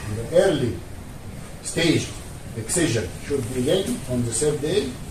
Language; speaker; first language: English; non-native, fluent; Arabic